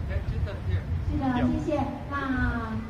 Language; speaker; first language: Chinese; native; Chinese